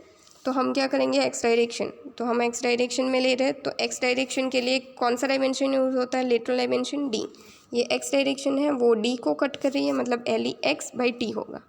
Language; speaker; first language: Hindi; native; Hindi